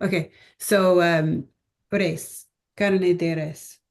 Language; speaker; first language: Spanish; non-native, learner; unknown